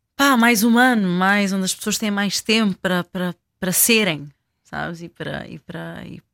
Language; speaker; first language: Portuguese; non-native, local second language; Kabuverdianu